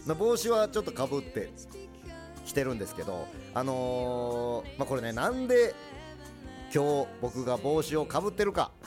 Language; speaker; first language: Japanese; early bilingual, other home language; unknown